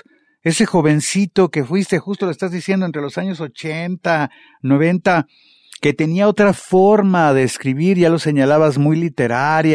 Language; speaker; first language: Spanish; native; Spanish